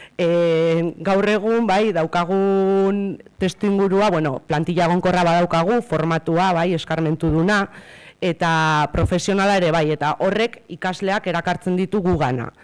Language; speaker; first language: Basque; native; Basque